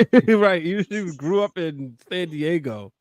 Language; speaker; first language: English; native; English